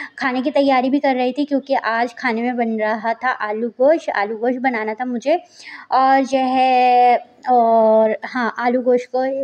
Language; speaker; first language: Hindi; native; Hindi